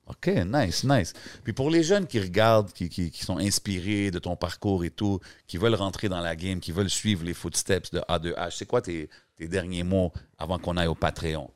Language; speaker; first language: French; native; French